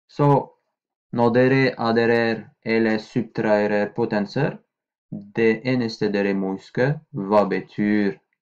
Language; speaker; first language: Norwegian; non-native, fluent; French